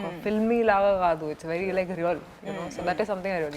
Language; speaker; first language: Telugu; non-native, learner; Hindi